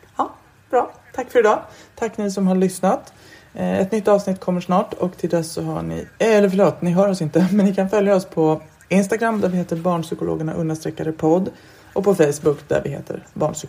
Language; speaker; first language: Swedish; native; Swedish